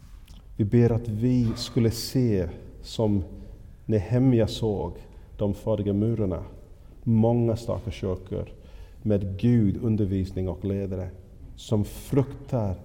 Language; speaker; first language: Swedish; non-native, fluent; English